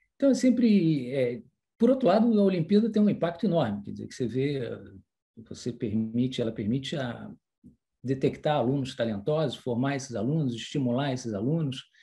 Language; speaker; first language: Portuguese; early bilingual, other home language; French